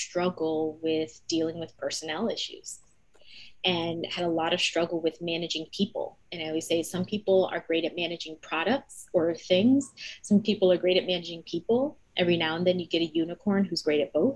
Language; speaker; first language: English; native; English